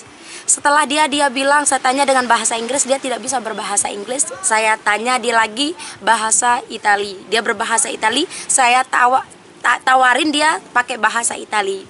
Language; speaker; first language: Indonesian; non-native, local second language; Sasak